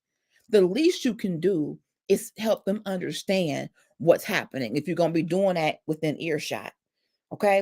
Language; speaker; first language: English; native; English